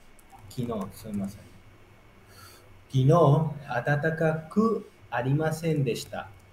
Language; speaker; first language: Japanese; non-native, learner; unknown